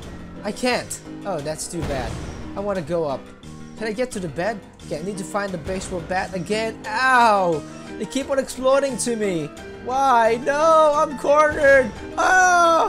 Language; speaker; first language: English; non-native, local second language; Filipino